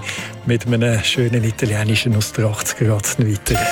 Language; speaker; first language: German; native; German